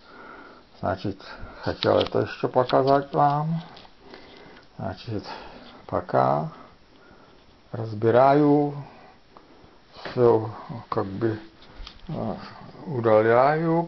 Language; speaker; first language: Russian; non-native, fluent; Czech